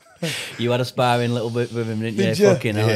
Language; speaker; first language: English; native; English